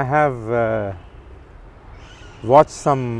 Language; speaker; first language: English; non-native, local second language; Tamil